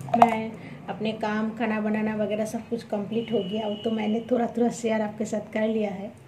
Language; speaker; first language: Hindi; non-native, local second language; Bangla